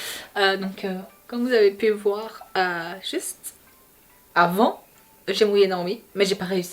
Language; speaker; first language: French; native; French